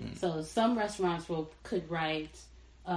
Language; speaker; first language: English; non-native, learner; Japanese